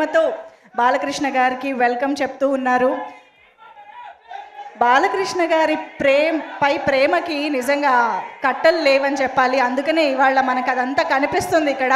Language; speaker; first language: Telugu; native; Telugu